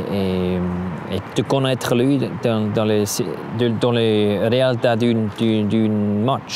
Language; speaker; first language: French; non-native, learner; German